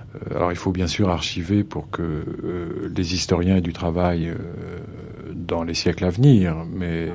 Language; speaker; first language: French; native; French